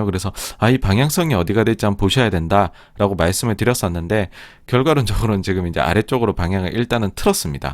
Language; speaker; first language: Korean; native; Korean